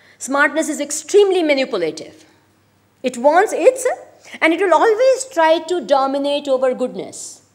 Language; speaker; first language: English; non-native, local second language; Gujarati